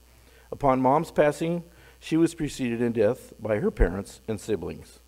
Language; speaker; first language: English; native; English